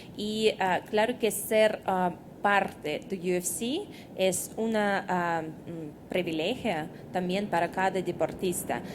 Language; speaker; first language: Spanish; non-native, fluent; Russian